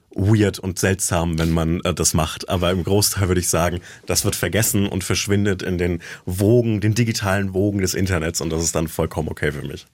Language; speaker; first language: German; native; German